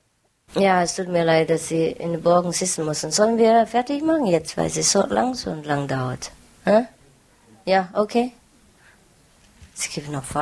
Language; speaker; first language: German; non-native, fluent; Vietnamese